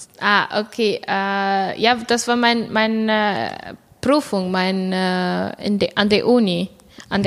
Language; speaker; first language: German; non-native, learner; Arabic